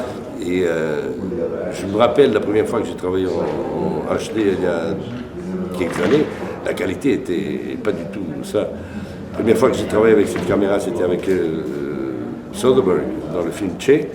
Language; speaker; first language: French; non-native, fluent; Portuguese